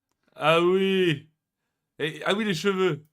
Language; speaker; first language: French; native; French